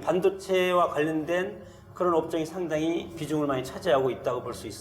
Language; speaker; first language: Korean; native; Korean